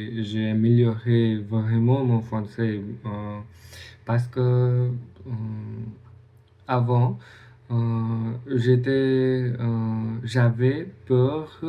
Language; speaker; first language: French; non-native, learner; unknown